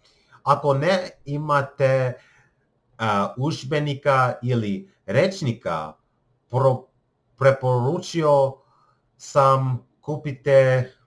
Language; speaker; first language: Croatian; non-native, learner; English